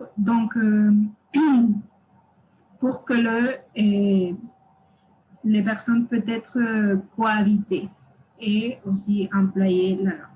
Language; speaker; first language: French; non-native, fluent; Spanish